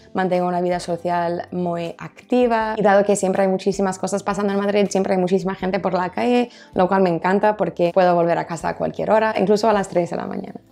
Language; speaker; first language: Spanish; non-native, fluent; English